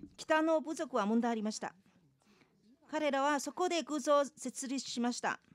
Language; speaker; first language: Japanese; non-native, fluent; Chinese